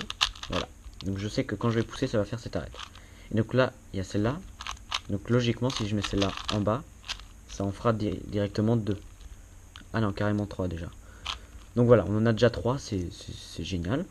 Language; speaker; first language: French; native; French